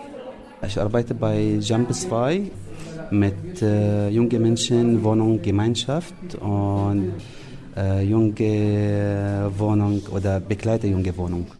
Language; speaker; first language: German; non-native, learner; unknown